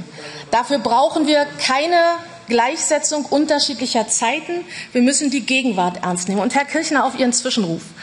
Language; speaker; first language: German; native; German